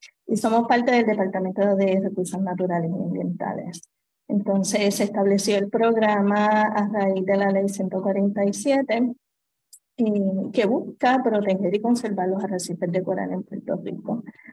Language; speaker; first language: Spanish; native; Spanish